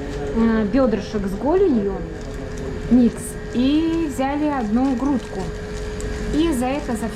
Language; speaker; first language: Russian; native; Russian